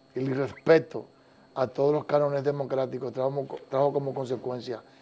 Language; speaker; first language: Spanish; native; Spanish